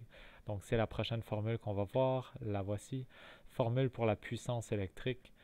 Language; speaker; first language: French; native; French